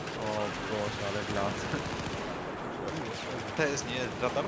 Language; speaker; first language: Polish; native; Polish